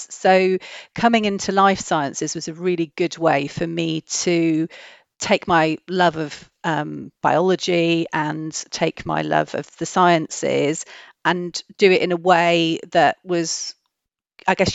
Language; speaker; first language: English; native; English